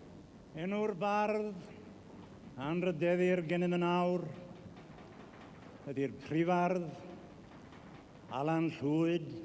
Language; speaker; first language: Welsh; native; Welsh